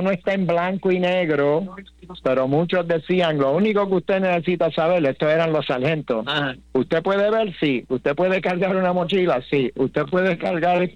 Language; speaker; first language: Spanish; native; Spanish